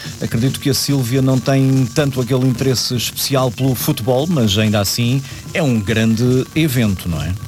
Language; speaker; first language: Portuguese; native; Portuguese